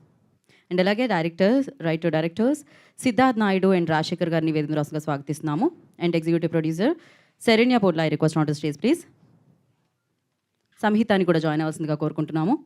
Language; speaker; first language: Telugu; native; Telugu